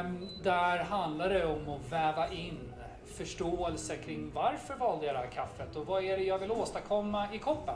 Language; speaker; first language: Swedish; native; Swedish